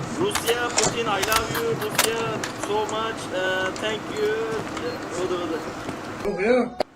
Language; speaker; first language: English; non-native, learner; Turkish